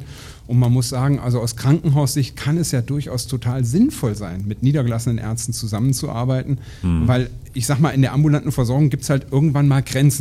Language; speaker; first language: German; native; German